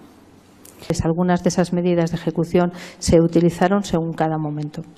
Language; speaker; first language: Spanish; native; Spanish